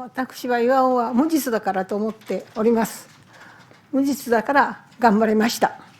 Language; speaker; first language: Japanese; native; Japanese